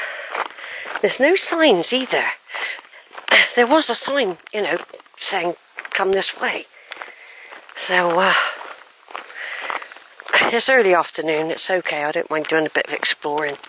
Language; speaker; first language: English; native; English